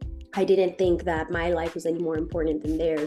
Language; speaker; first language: English; non-native, fluent; Haitian Creole